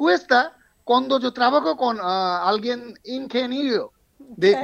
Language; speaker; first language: Spanish; non-native, fluent; Bangla